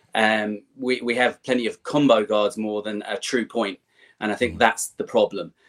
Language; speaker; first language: English; native; English